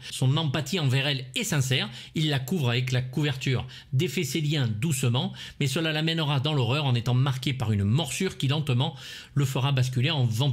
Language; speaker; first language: French; native; French